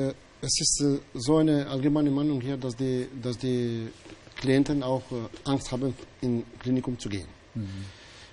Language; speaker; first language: German; non-native, fluent; Albanian